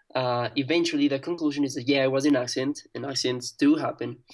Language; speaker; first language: English; non-native, fluent; Spanish